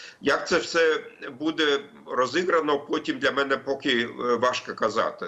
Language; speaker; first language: Ukrainian; non-native, fluent; German